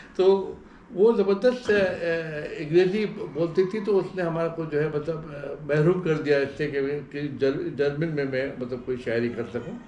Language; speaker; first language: Hindi; non-native, local second language; Arabic